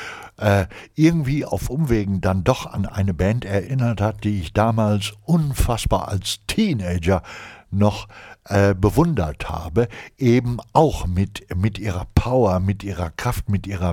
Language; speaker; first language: German; native; German